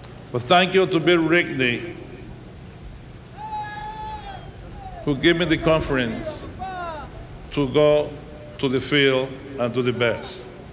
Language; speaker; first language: English; non-native, fluent; Spanish